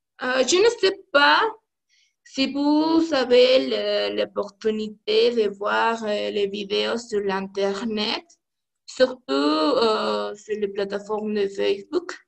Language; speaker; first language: French; non-native, learner; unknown